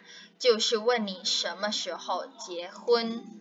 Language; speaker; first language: Chinese; non-native, fluent; Indonesian